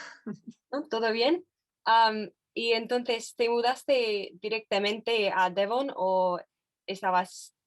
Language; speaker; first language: Spanish; non-native, fluent; English